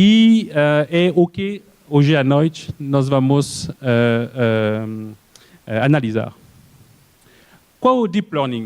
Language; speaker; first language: Portuguese; non-native, fluent; French